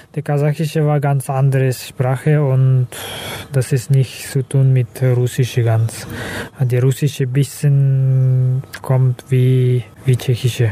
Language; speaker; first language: German; non-native, learner; Kazakh